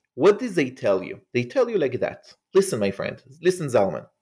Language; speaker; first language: English; non-native, fluent; Hebrew